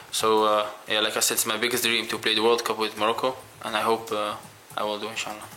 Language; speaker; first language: English; non-native, fluent; Dutch